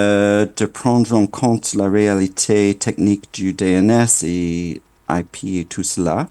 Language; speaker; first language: French; non-native, fluent; English